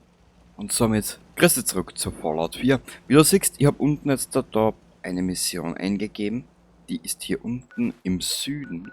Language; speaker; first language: German; native; German